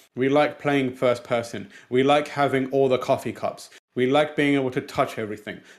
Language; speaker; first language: English; non-native, local second language; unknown